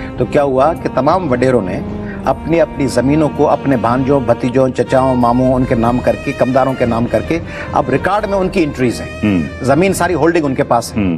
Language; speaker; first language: Urdu; non-native, local second language; Sindhi